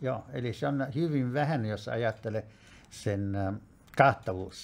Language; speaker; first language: Finnish; non-native, fluent; Italian